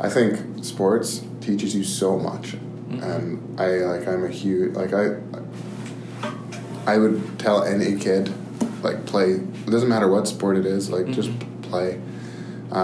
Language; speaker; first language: English; native; English